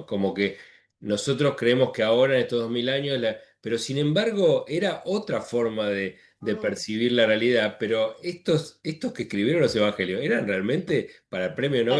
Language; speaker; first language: Spanish; native; Spanish